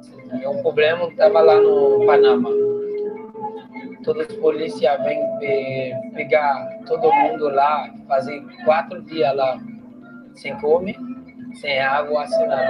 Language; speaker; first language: Portuguese; non-native, learner; Haitian Creole